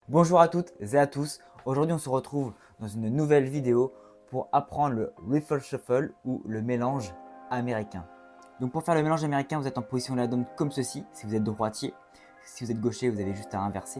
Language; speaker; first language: French; native; French